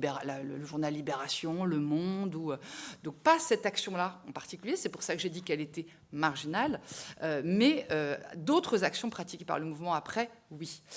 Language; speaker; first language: French; native; French